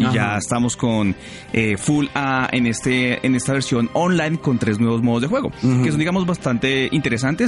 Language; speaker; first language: Spanish; native; Spanish